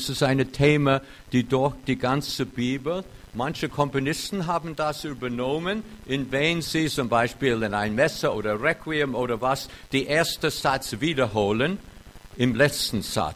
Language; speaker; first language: German; non-native, fluent; English